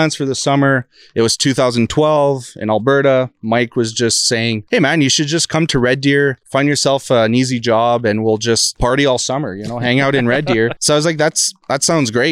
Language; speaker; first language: English; non-native, fluent; French